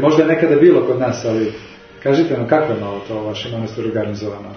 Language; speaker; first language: Serbian; native; Serbian